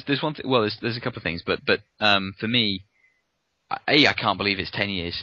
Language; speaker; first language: English; native; English